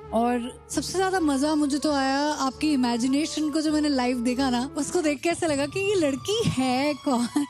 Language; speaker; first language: Hindi; native; Hindi